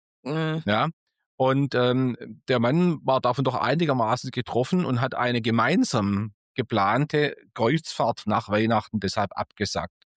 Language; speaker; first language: German; native; German